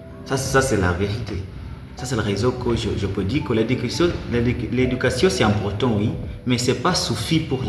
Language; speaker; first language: French; non-native, learner; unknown